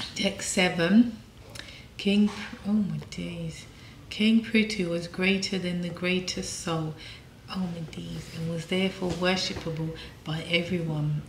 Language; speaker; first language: English; native; English